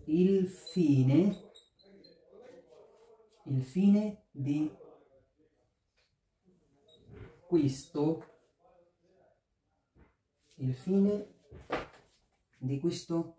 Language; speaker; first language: Italian; non-native, fluent; Bangla